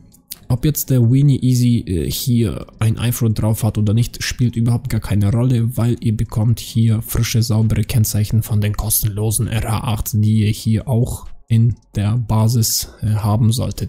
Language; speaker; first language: German; native; German